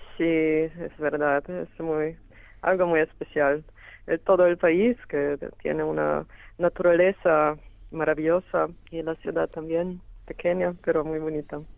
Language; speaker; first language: Spanish; non-native, fluent; Slovenian